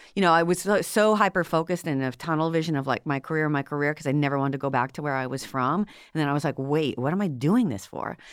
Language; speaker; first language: English; native; English